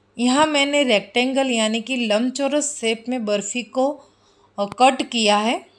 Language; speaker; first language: Hindi; non-native, local second language; Gujarati